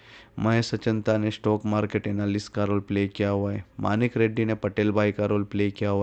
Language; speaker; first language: Hindi; native; Hindi